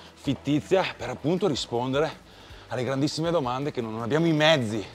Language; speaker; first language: Italian; non-native, local second language; Venetian